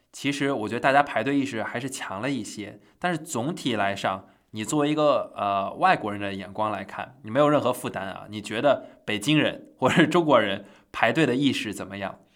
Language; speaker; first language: Chinese; native; Chinese